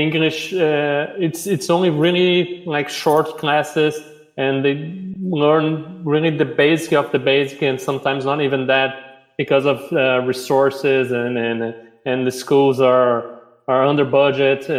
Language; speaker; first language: English; non-native, fluent; Portuguese